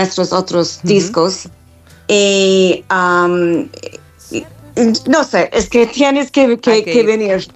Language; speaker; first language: Spanish; non-native, fluent; English